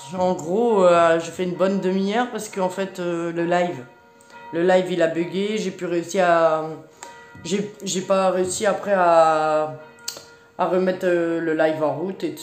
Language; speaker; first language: French; native; French